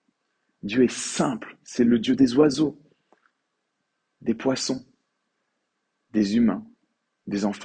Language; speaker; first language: French; native; French